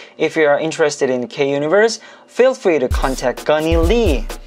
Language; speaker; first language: English; non-native, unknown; Korean